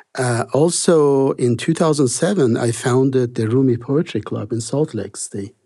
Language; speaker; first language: English; non-native, fluent; Persian